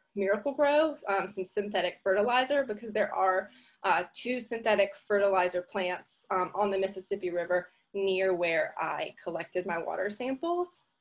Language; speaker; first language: English; native; English